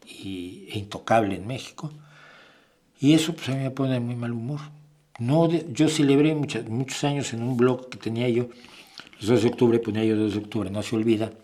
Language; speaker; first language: Spanish; native; Spanish